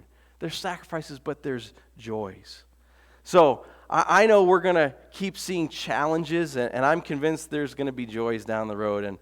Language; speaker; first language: English; native; English